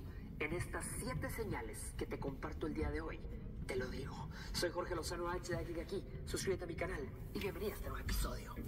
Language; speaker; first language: Spanish; native; Spanish